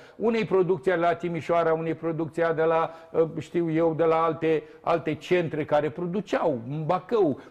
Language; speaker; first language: Romanian; native; Romanian